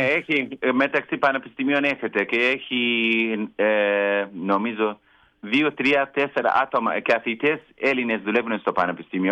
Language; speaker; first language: Greek; non-native, learner; Kurdish